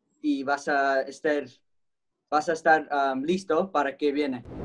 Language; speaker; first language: Spanish; early bilingual, heritage; Spanish